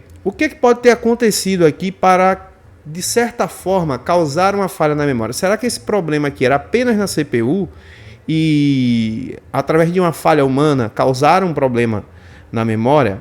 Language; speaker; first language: Portuguese; native; Portuguese